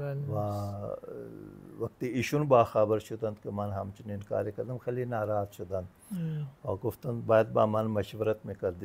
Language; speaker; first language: Persian; non-native, fluent; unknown